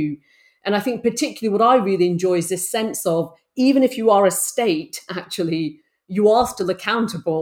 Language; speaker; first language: English; native; English